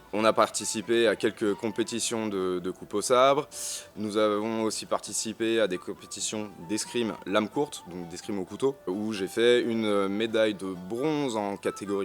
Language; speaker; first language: French; native; French